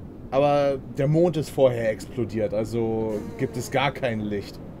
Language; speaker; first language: German; native; German